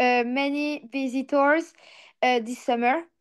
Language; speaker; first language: English; non-native, learner; French